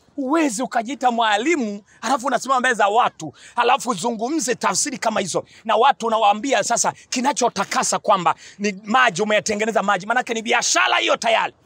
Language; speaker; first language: Swahili; native; Swahili